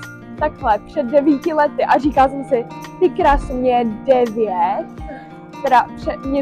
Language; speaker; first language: Czech; early bilingual, heritage; Czech